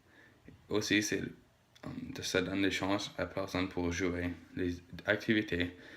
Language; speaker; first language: French; non-native, learner; English